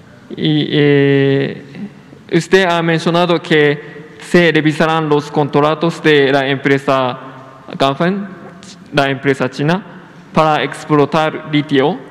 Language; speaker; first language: Spanish; non-native, fluent; Japanese